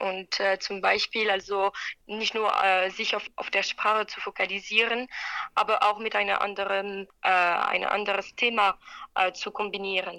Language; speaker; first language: German; non-native, fluent; French